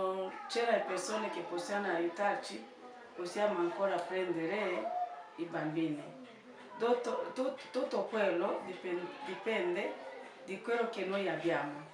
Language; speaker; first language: Italian; non-native, learner; French